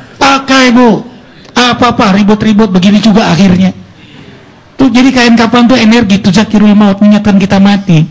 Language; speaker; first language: Indonesian; native; Indonesian